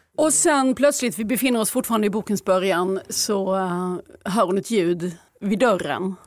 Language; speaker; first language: Swedish; native; Swedish